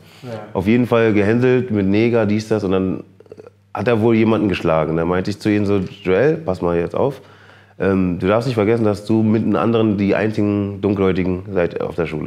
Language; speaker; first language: German; native; German